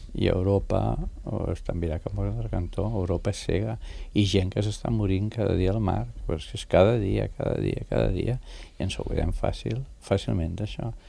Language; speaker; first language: Catalan; native; Catalan